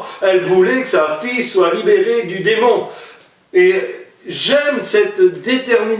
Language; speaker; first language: French; native; French